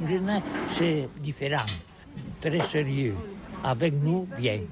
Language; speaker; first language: French; non-native, learner; Catalan